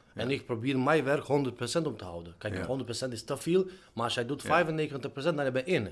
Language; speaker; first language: Dutch; non-native, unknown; Albanian